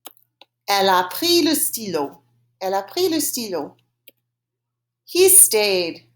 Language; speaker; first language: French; non-native, fluent; English